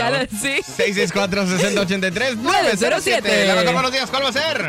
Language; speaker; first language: Spanish; native; Spanish